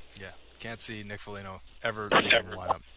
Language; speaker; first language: English; native; English